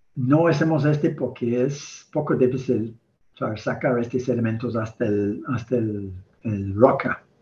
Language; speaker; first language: Spanish; non-native, learner; English